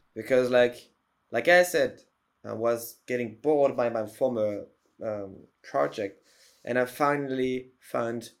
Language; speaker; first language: English; non-native, fluent; French